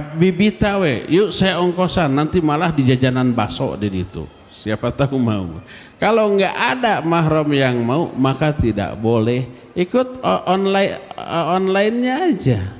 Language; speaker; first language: Malay; non-native, local second language; Sundanese